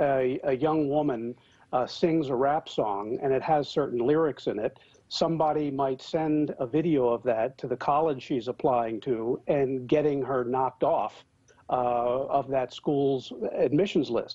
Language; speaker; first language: English; native; English